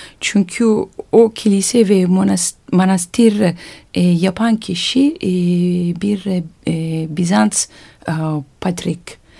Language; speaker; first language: Turkish; non-native, learner; Italian